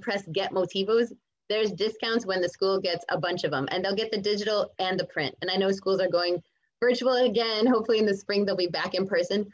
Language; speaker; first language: English; native; English